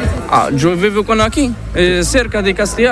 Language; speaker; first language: Spanish; non-native, learner; Arabic